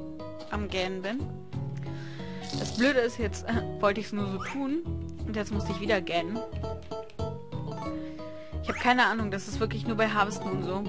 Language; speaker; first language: German; native; German